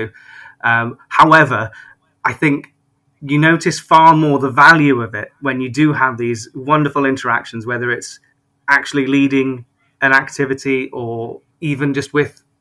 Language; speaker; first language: English; native; English